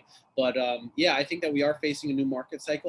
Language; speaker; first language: English; native; English